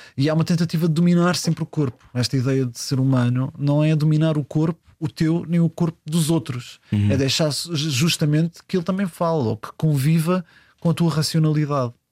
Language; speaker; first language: Portuguese; early bilingual, heritage; Portuguese